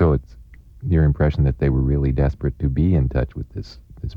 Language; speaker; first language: English; native; English